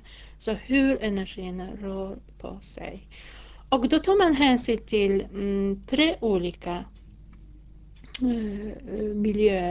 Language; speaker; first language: Swedish; non-native, fluent; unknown